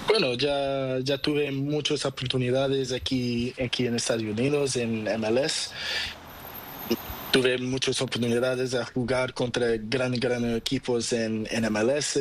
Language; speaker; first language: Spanish; non-native, learner; Portuguese